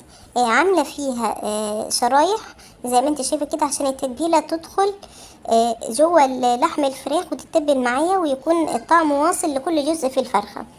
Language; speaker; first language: Arabic; native; Arabic